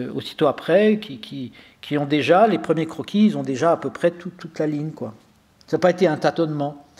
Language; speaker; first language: French; native; French